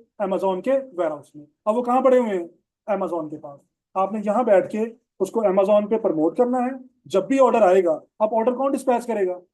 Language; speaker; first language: Urdu; non-native, local second language; Punjabi